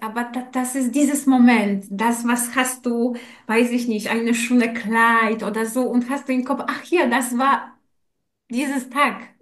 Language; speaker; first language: German; non-native, learner; Polish